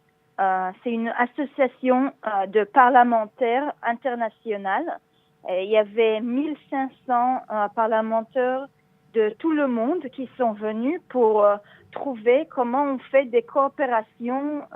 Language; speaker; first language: French; non-native, learner; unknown